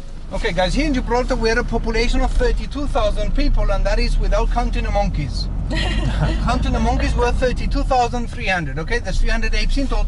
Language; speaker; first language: English; non-native, local second language; Spanish